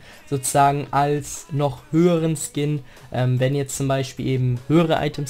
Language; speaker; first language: German; native; German